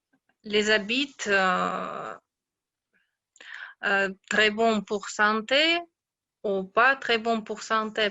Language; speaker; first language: French; non-native, learner; Russian